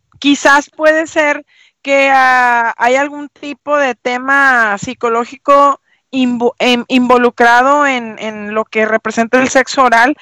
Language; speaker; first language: Spanish; native; Spanish